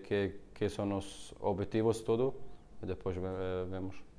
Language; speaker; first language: Portuguese; non-native, learner; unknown